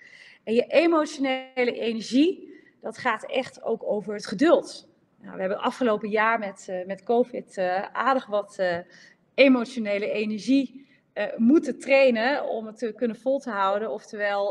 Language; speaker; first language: Dutch; native; Dutch